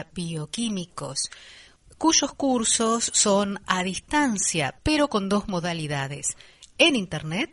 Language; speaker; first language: Spanish; native; Spanish